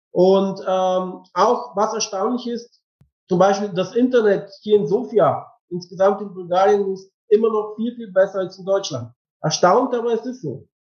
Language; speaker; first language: German; non-native, fluent; Bulgarian